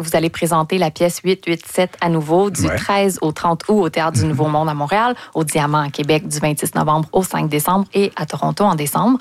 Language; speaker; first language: French; native; French